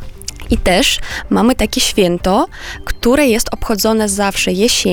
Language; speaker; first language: Polish; non-native, fluent; Romanian